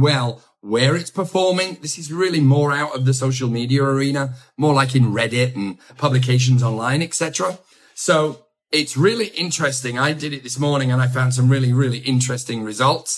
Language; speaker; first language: English; native; English